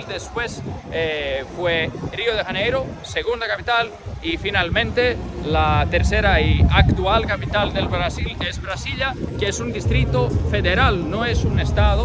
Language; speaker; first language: Spanish; non-native, fluent; Portuguese